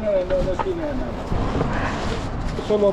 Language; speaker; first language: Spanish; early bilingual, other home language; Filipino